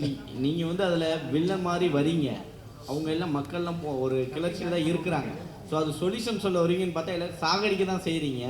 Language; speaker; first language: Tamil; native; Tamil